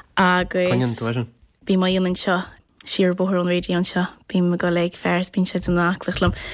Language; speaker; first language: Irish; native; Irish